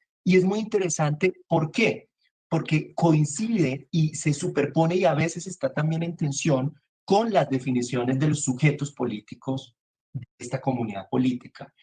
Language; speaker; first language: Spanish; native; Spanish